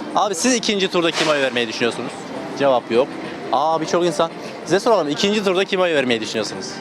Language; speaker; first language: Turkish; native; Turkish